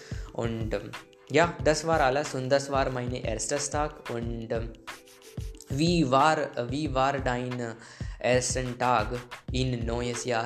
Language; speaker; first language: German; non-native, learner; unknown